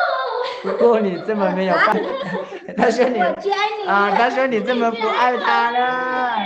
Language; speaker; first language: Chinese; non-native, learner; Hmong